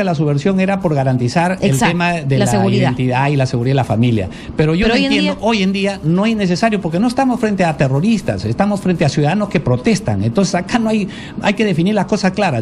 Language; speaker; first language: Spanish; native; Spanish